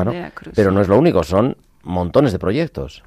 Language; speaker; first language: Spanish; native; Spanish